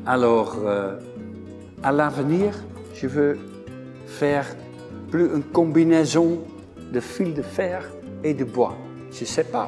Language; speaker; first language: French; non-native, fluent; Dutch